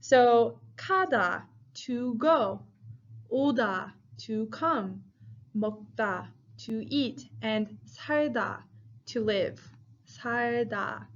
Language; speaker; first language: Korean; non-native, fluent; English